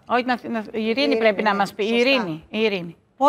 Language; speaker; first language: Greek; native; Greek